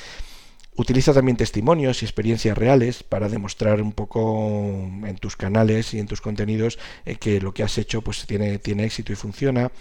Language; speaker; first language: Spanish; native; Spanish